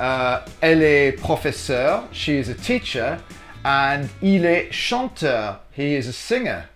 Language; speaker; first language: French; non-native, fluent; English